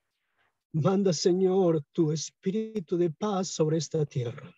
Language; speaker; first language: Spanish; native; Spanish